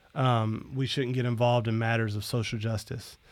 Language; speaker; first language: English; native; English